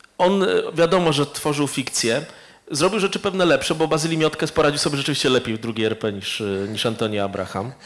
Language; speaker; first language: Polish; native; Polish